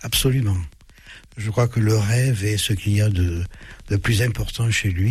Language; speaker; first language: French; early bilingual, other home language; German